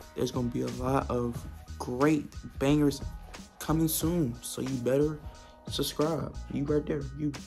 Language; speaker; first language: English; native; English